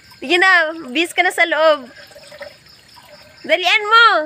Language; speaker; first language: Filipino; non-native, local second language; Cebuano